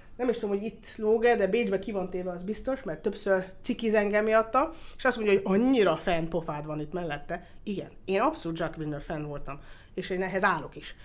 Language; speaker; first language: Hungarian; early bilingual, heritage; Hungarian